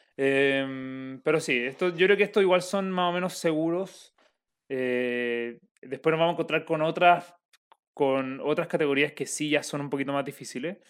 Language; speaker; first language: Spanish; native; Spanish